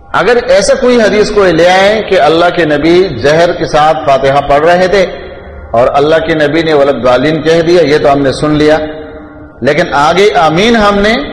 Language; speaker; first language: Urdu; non-native, local second language; Pashto